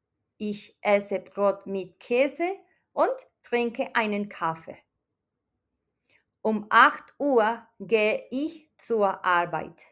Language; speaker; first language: German; non-native, fluent; Spanish